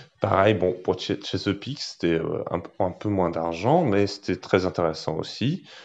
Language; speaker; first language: French; native; French